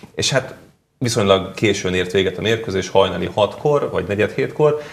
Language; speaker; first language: Hungarian; native; Hungarian